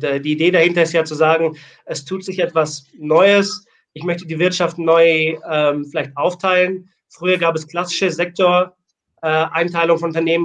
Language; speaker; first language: German; native; German